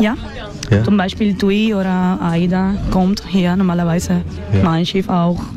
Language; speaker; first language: German; non-native, learner; Spanish